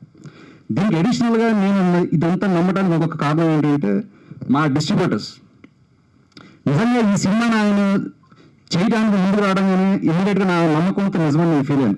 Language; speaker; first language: Telugu; native; Telugu